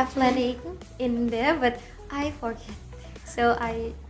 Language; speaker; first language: English; non-native, learner; Indonesian